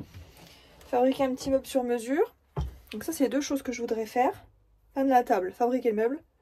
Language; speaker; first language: French; native; French